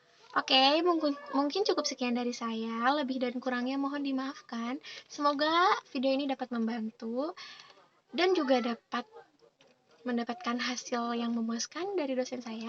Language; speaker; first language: Indonesian; native; Indonesian